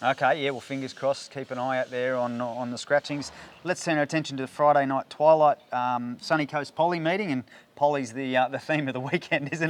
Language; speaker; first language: English; native; English